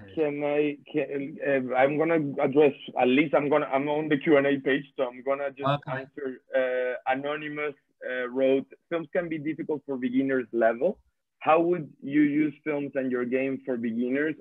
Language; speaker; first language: English; non-native, fluent; Spanish